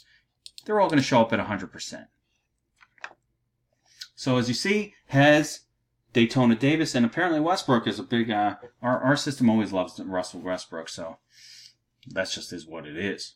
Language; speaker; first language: English; native; English